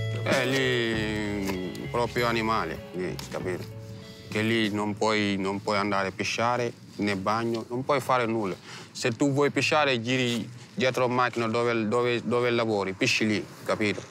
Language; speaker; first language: Italian; non-native, learner; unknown